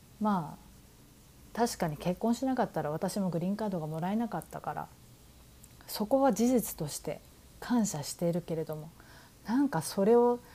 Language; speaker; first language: Japanese; native; Japanese